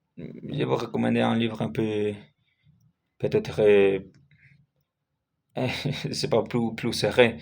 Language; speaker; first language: French; non-native, learner; Spanish